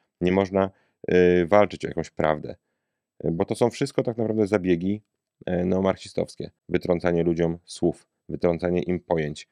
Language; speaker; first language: Polish; native; Polish